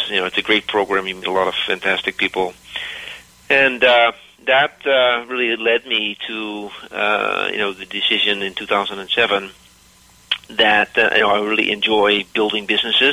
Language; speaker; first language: English; native; English